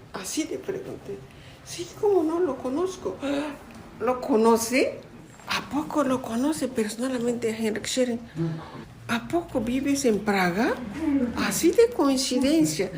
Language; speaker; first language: Spanish; non-native, fluent; Japanese